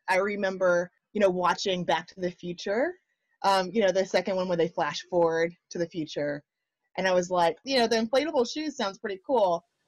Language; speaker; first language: English; native; English